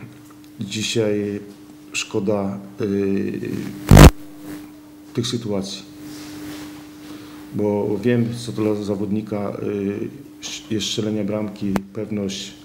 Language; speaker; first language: Polish; native; Polish